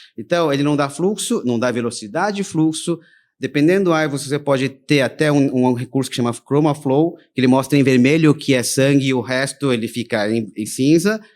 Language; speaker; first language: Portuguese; early bilingual, other home language; Korean